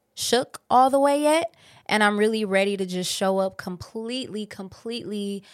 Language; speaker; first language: English; native; English